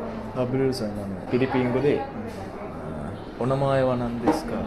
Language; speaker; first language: Japanese; non-native, learner; Sinhala